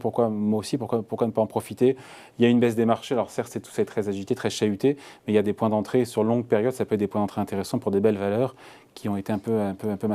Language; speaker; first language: French; native; French